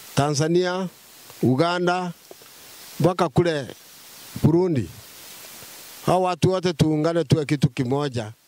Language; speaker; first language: Swahili; non-native, local second language; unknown